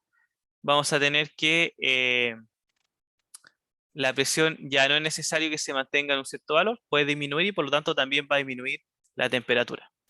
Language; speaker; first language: Spanish; native; Spanish